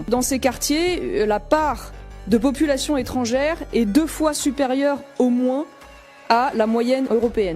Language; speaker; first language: French; native; French